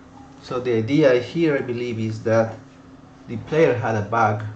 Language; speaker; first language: English; non-native, fluent; Spanish